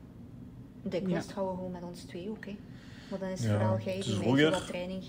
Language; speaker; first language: Dutch; native; Dutch